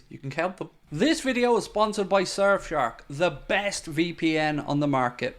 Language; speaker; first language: English; native; English